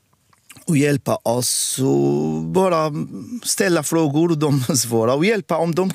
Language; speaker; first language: Swedish; non-native, fluent; Arabic